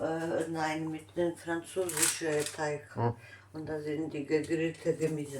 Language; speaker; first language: German; non-native, fluent; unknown